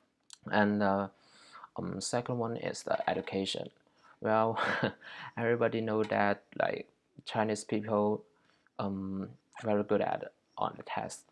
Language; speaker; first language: English; non-native, learner; Chinese